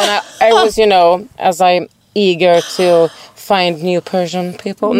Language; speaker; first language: English; non-native, fluent; Swedish